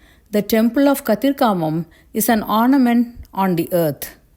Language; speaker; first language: English; non-native, local second language; Tamil